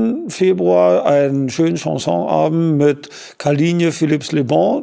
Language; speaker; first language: German; native; German